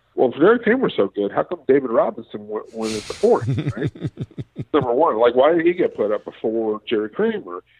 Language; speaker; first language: English; native; English